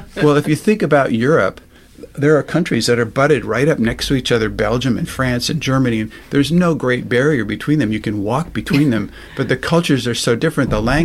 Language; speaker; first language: English; native; English